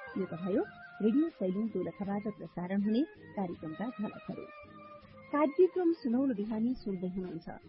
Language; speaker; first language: Nepali; native; Nepali